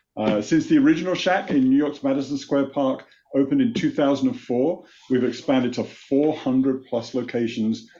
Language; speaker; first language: English; native; English